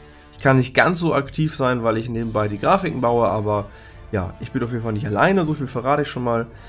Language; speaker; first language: German; native; German